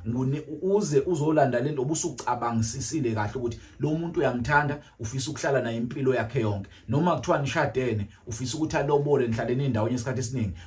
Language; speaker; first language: Zulu; native; Zulu